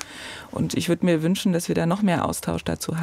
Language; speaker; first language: German; native; German